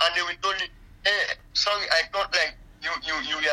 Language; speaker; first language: English; non-native, local second language; Krio